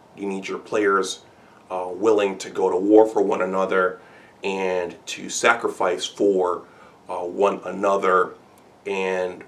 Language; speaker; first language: English; native; English